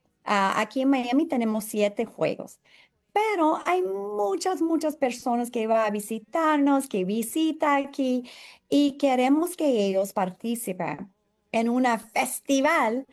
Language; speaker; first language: Spanish; non-native, fluent; English